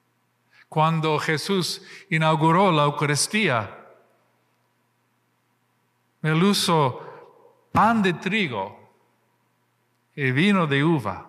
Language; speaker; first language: Spanish; non-native, fluent; English